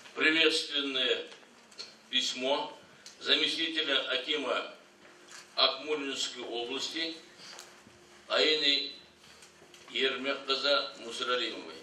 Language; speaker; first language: Russian; non-native, local second language; Kazakh